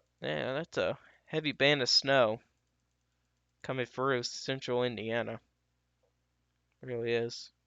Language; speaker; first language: English; native; English